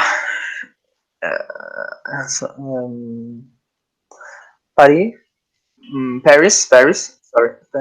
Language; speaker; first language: English; non-native, learner; Italian